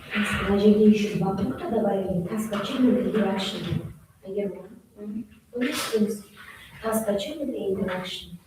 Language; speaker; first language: Russian; non-native, local second language; Kazakh